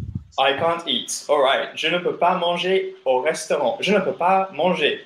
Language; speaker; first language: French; non-native, fluent; English